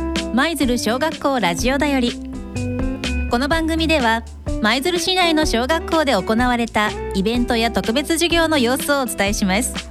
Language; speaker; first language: Japanese; native; Japanese